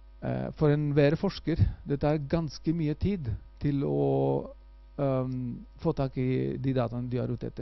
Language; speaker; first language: Norwegian; non-native, fluent; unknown